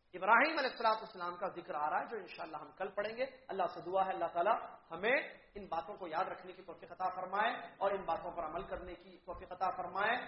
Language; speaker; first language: Urdu; native; Urdu